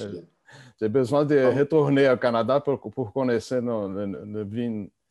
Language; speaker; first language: French; non-native, learner; Portuguese